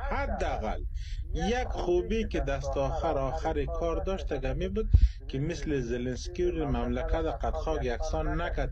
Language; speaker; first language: Persian; native; Persian